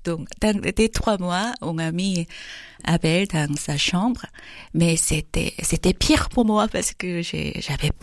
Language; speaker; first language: French; non-native, fluent; Korean